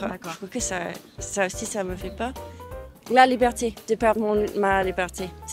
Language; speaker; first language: French; non-native, learner; English